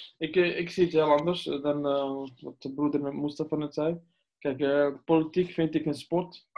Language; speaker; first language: Dutch; early bilingual, other home language; Arabic